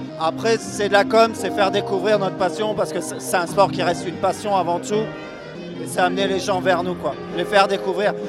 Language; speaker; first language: French; native; French